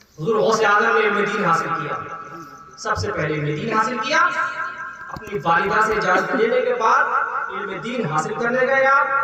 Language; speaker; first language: Urdu; native; Urdu